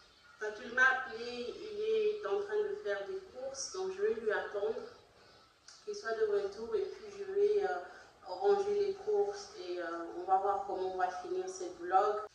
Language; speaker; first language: French; non-native, local second language; Lingala